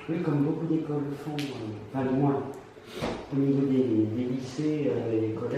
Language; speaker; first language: French; native; French